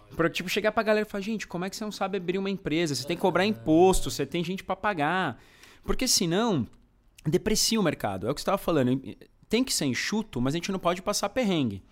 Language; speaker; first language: Portuguese; native; Portuguese